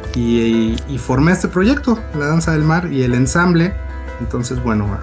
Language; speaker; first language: Spanish; native; Spanish